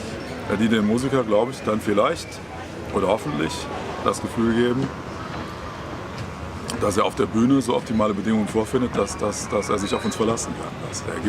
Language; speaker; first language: German; native; German